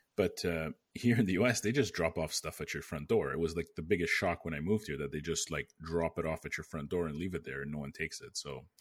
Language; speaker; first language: English; native; English